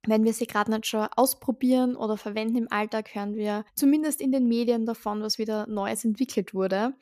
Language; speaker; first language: German; native; German